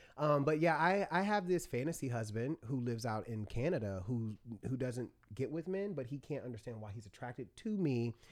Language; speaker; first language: English; native; English